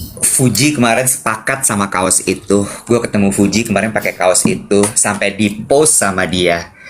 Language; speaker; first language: Indonesian; native; Indonesian